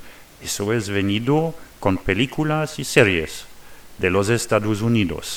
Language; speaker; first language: Spanish; non-native, learner; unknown